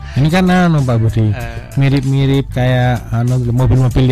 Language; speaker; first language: Indonesian; native; Indonesian